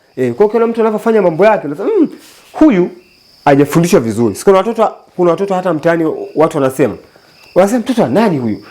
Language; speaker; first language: Swahili; native; Swahili